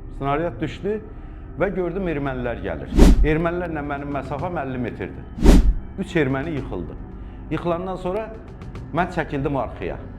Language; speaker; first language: Azerbaijani; native; Azerbaijani